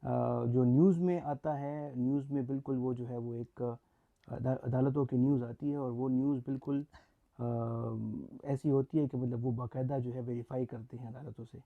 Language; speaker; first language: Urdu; non-native, local second language; Pashto